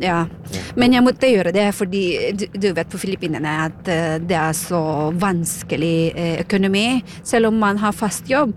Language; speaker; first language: Norwegian; non-native, fluent; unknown